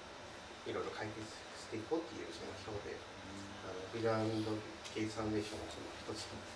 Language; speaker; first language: Japanese; early bilingual, heritage; Japanese